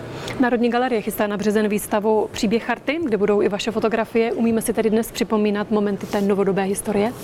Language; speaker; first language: Czech; native; Czech